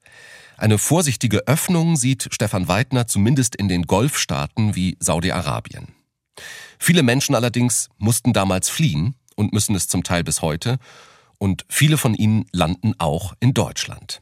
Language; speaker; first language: German; native; German